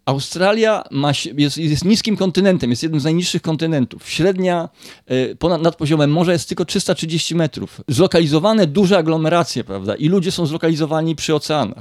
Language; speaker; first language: Polish; native; Polish